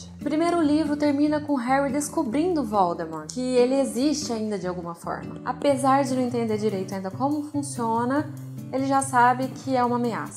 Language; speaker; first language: Portuguese; native; Portuguese